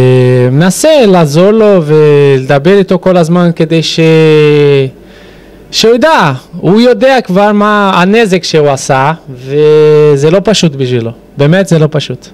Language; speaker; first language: Hebrew; non-native, fluent; Portuguese